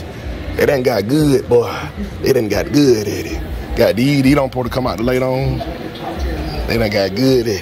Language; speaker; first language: English; native; English